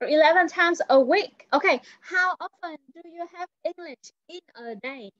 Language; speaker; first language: English; non-native, fluent; Vietnamese